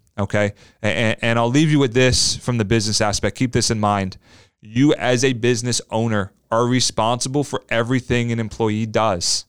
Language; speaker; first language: English; native; English